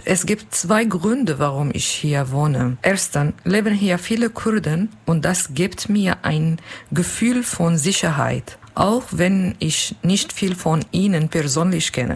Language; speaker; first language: German; non-native, learner; Kurdish